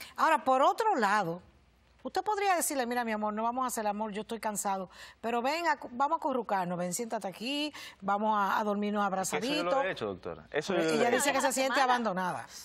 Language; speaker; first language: Spanish; native; Spanish